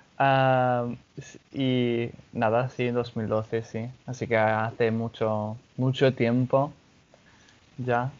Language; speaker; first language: Spanish; non-native, fluent; English